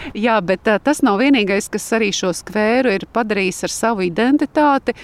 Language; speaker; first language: Latvian; native; Latvian